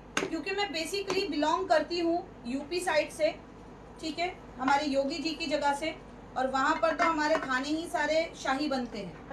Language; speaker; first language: Hindi; native; Hindi